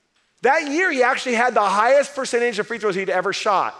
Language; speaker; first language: English; native; English